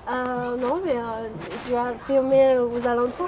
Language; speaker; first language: French; non-native, fluent; Chinese